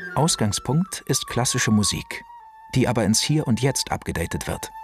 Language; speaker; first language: German; native; German